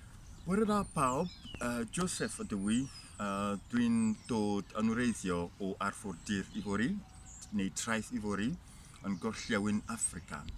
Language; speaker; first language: Welsh; non-native, fluent; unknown